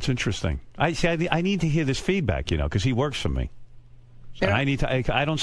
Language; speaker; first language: English; native; English